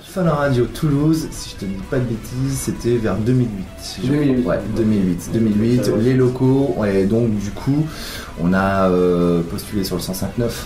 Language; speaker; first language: French; native; French